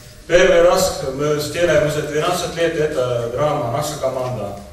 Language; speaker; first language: Russian; non-native, learner; Estonian